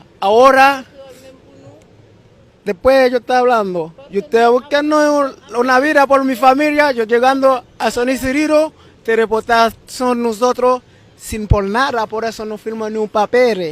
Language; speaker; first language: Spanish; non-native, learner; Haitian Creole